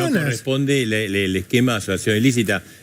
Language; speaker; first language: Spanish; native; Spanish